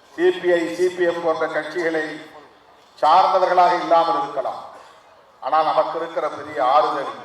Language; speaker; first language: Tamil; native; Tamil